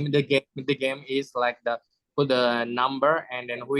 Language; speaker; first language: English; non-native, learner; Indonesian